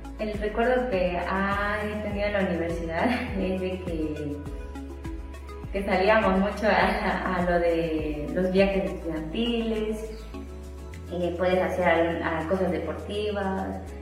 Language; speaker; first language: Spanish; non-native, local second language; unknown